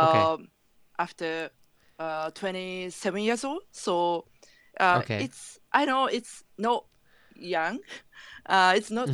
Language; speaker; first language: English; non-native, learner; Japanese